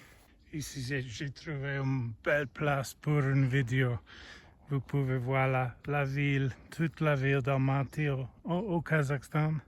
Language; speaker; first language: French; non-native, learner; English